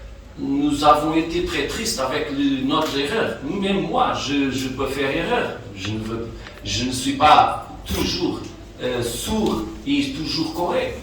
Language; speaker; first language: French; non-native, fluent; Portuguese